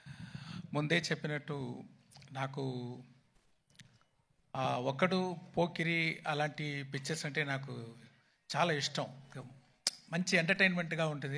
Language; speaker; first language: Telugu; non-native, local second language; Tamil